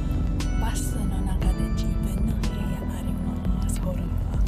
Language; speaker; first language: Japanese; non-native, learner; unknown